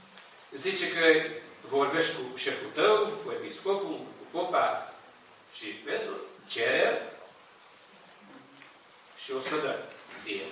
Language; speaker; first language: Romanian; non-native, learner; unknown